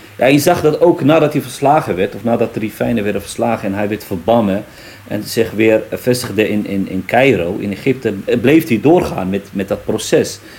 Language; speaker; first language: Dutch; early bilingual, other home language; Riffian